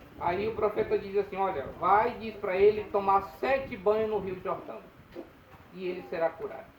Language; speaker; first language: Portuguese; native; Portuguese